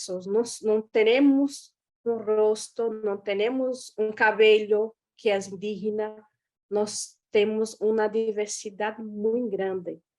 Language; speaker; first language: Spanish; non-native, fluent; Guarani